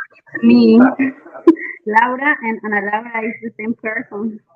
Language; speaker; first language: English; non-native, fluent; Spanish